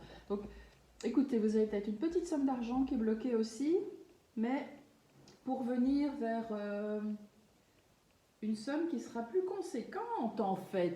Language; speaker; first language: French; native; French